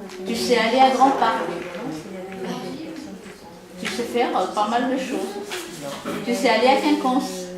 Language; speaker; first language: French; native; French